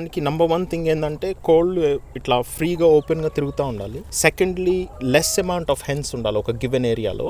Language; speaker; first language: Telugu; native; Telugu